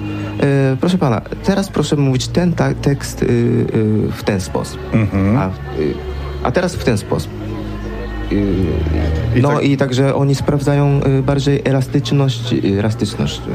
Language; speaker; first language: Polish; non-native, fluent; Japanese